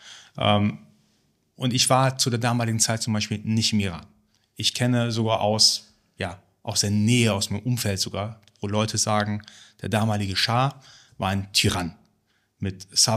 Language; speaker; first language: German; early bilingual, other home language; Persian